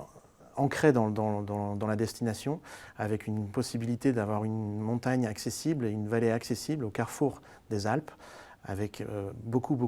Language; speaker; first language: French; native; French